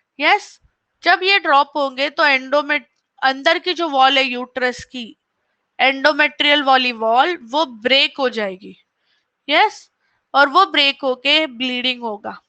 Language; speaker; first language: Hindi; non-native, local second language; Marathi